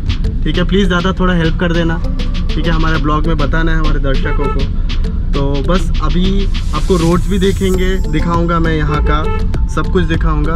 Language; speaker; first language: Hindi; non-native, local second language; Bangla